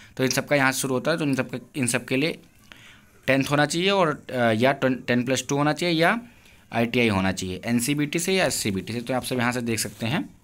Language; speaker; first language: Hindi; native; Hindi